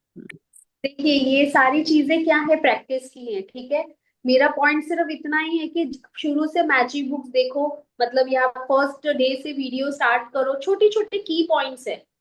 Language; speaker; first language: Hindi; native; Hindi